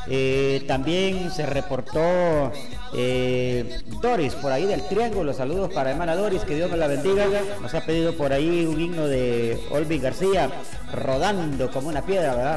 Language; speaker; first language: Spanish; native; Spanish